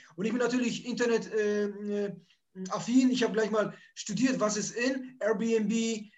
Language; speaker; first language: German; early bilingual, other home language; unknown